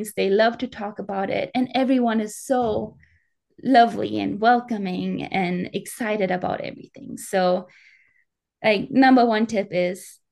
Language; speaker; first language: English; non-native, fluent; German